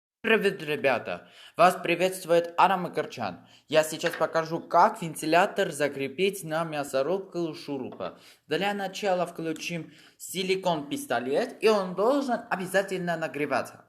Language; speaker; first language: Russian; non-native, fluent; Armenian